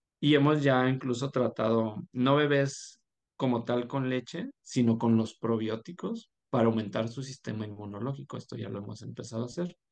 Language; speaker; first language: Spanish; native; Spanish